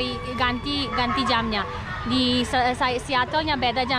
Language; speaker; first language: Indonesian; non-native, learner; English